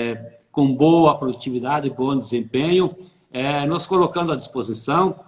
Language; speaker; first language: Portuguese; native; Portuguese